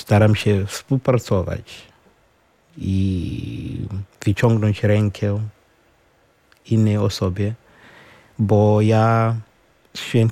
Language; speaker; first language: Ukrainian; non-native, learner; Shona